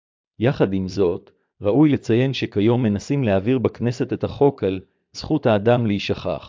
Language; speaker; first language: Hebrew; native; Hebrew